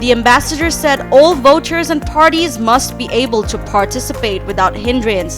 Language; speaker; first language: English; non-native, local second language; Bangla